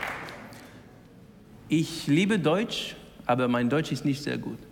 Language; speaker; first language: German; non-native, learner; English